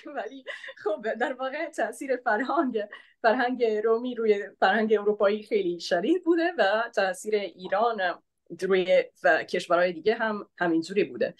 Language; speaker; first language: Persian; non-native, fluent; Italian